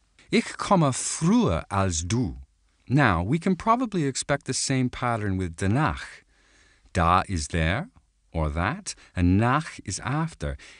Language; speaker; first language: English; native; English